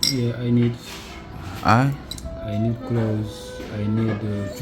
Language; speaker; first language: English; non-native, learner; Wolof